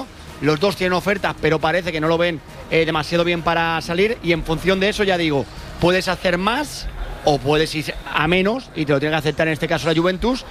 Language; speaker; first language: Spanish; native; Spanish